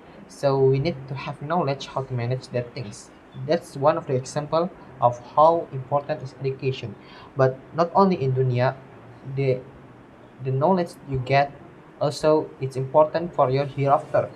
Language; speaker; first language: English; non-native, learner; Indonesian